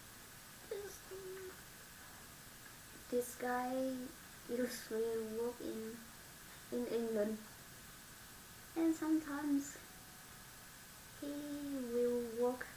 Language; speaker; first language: English; non-native, learner; Vietnamese